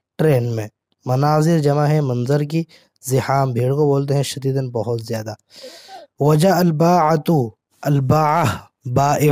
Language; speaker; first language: Urdu; native; Urdu